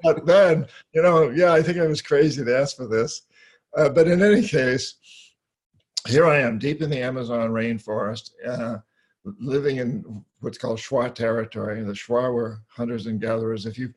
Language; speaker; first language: English; native; English